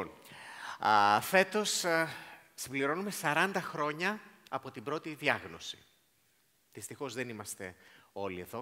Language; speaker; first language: Greek; native; Greek